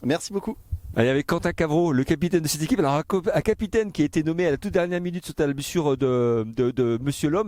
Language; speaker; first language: French; native; French